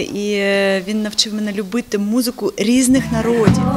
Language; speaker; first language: Ukrainian; non-native, local second language; Russian